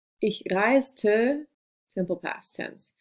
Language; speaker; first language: German; non-native, fluent; English